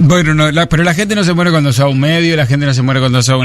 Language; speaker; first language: Spanish; native; Spanish